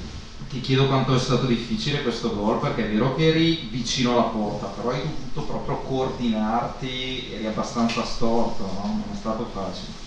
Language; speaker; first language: Italian; native; Italian